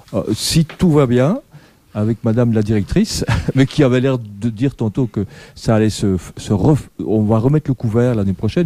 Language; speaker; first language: French; native; French